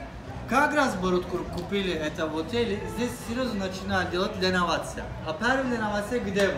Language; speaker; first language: Russian; non-native, learner; Turkish